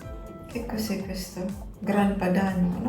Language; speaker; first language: Italian; non-native, learner; Filipino